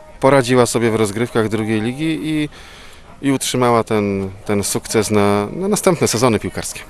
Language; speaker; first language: Polish; native; Polish